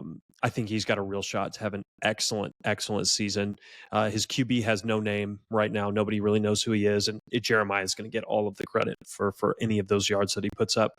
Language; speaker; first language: English; native; English